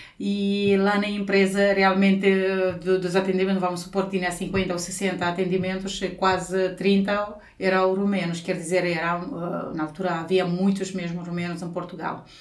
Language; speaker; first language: Portuguese; non-native, fluent; Romanian